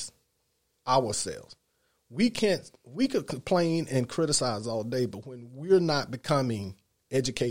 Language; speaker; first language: English; native; English